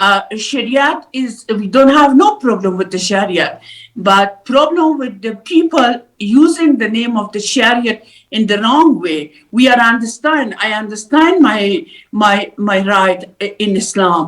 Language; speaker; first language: English; non-native, learner; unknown